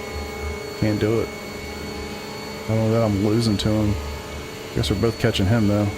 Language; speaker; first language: English; native; English